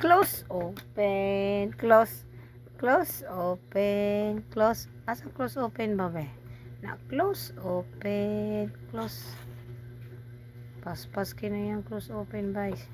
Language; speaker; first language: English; non-native, local second language; Cebuano